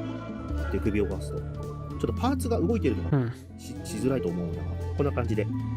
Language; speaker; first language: Japanese; native; Japanese